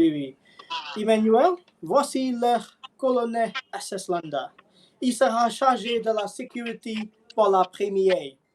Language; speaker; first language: French; non-native, learner; English